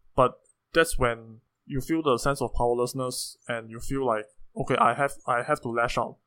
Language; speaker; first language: English; native; English